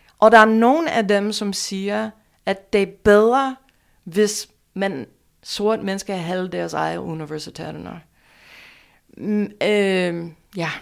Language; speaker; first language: Danish; non-native, fluent; English